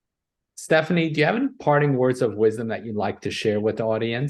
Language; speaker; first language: English; native; English